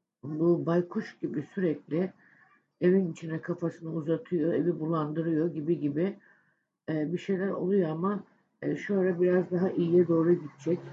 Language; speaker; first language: Turkish; native; Turkish